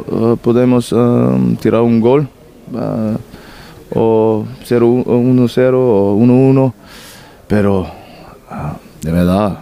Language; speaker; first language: Spanish; non-native, learner; German